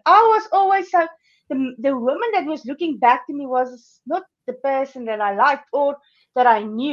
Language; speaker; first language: English; non-native, local second language; Afrikaans